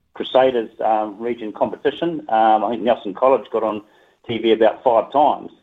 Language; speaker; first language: English; native; English